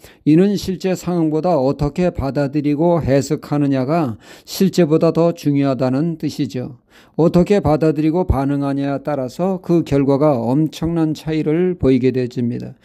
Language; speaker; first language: Korean; native; Korean